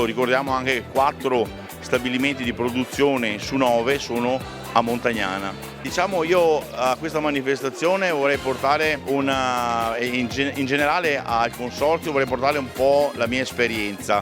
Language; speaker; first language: Italian; native; Italian